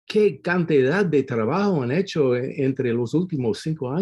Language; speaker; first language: Spanish; non-native, fluent; English